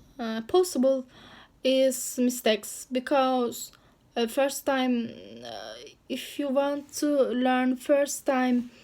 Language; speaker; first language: English; non-native, learner; Turkish